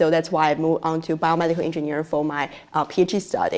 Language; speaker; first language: English; non-native, fluent; Chinese